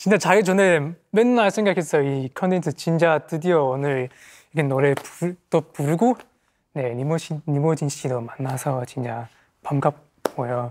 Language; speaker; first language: Korean; non-native, fluent; Chinese